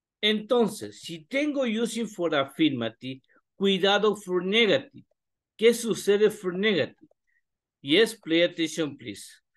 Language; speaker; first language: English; non-native, learner; Spanish